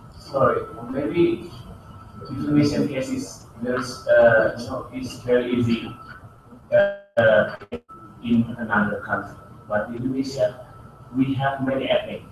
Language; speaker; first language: English; non-native, learner; Indonesian